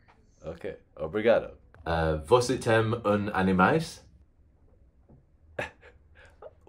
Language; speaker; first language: Portuguese; non-native, learner; English